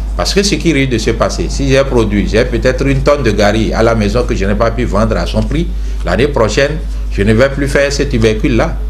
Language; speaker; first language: French; native; French